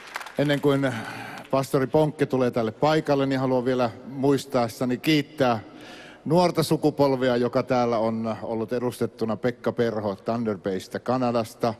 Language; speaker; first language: Finnish; native; Finnish